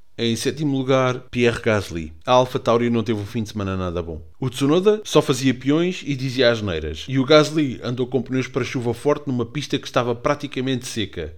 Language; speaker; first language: Portuguese; native; Portuguese